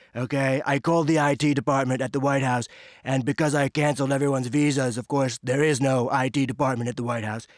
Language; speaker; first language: English; native; English